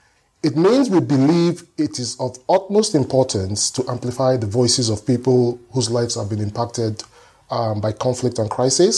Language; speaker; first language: English; non-native, local second language; Yoruba